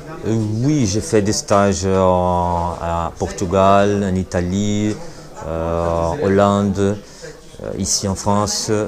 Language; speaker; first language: French; non-native, learner; Portuguese